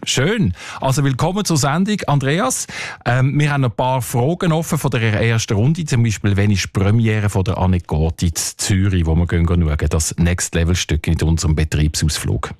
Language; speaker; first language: German; native; German